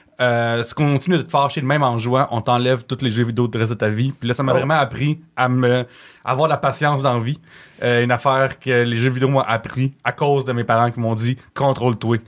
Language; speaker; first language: French; native; French